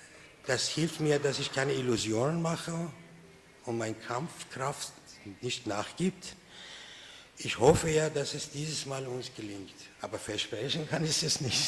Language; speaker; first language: German; non-native, fluent; Persian